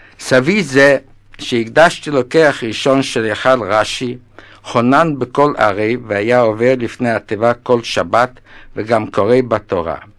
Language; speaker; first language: Hebrew; non-native, fluent; Yiddish